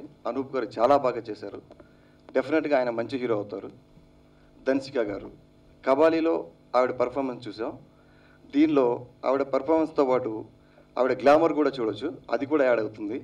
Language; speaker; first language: Telugu; native; Telugu